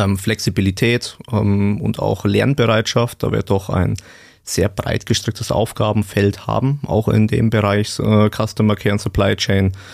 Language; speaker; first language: German; native; German